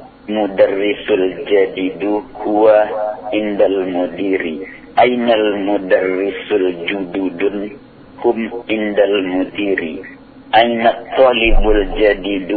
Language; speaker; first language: Arabic; non-native, learner; Indonesian